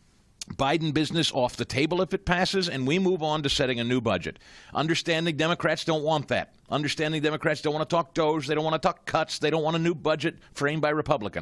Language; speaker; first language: English; native; English